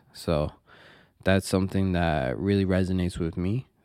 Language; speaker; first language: English; native; English